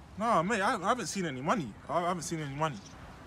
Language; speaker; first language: English; native; English